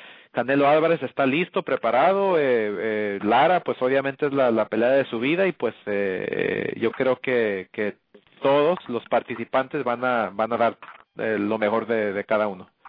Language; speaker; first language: Spanish; early bilingual, heritage; Spanish